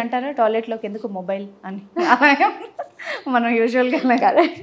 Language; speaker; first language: Telugu; native; Telugu